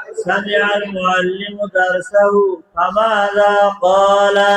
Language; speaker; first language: Arabic; non-native, fluent; Bangla